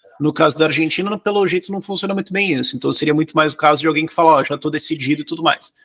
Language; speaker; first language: Portuguese; native; Portuguese